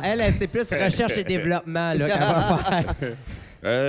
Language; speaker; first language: French; native; French